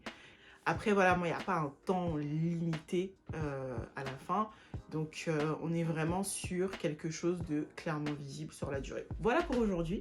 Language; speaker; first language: French; native; French